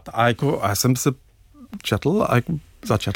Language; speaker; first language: Czech; non-native, fluent; English